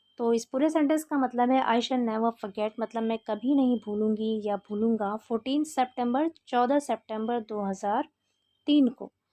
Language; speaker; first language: Hindi; native; Hindi